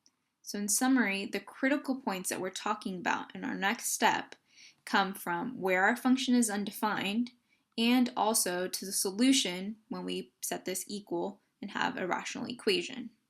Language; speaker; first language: English; native; English